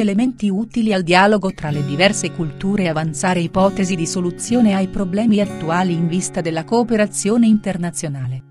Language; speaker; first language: Italian; native; Italian